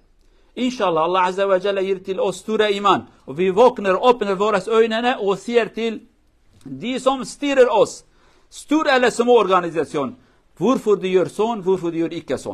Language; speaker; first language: Norwegian; non-native, fluent; Kurdish